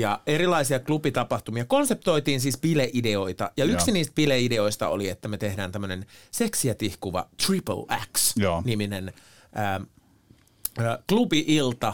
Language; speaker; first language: Finnish; native; Finnish